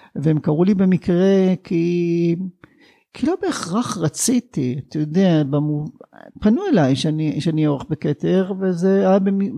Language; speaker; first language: Hebrew; native; Hebrew